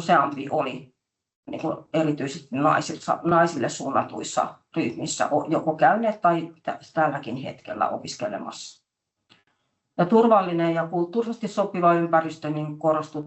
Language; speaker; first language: Finnish; native; Finnish